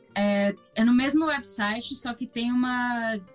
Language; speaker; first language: Portuguese; early bilingual, heritage; English